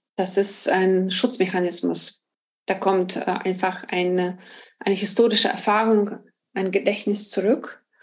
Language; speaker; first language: German; non-native, fluent; Ukrainian